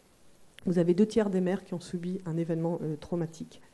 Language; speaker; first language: French; native; French